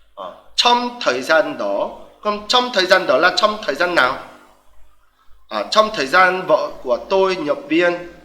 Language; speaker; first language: Vietnamese; non-native, fluent; Korean